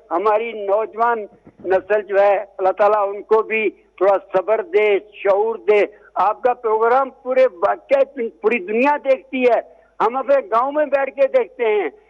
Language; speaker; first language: Urdu; non-native, local second language; Sindhi